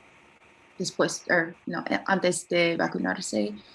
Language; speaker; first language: Spanish; non-native, learner; English